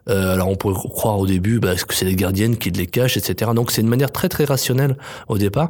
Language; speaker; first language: French; native; French